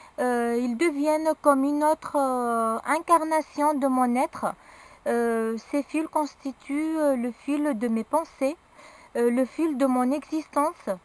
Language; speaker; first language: French; non-native, local second language; Arabic